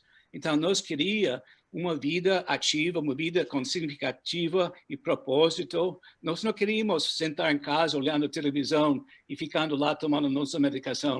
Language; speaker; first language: Portuguese; non-native, fluent; English